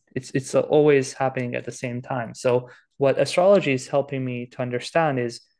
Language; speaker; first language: English; non-native, fluent; Romanian